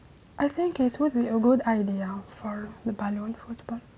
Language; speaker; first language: English; non-native, learner; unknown